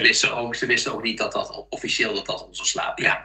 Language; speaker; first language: Dutch; native; Dutch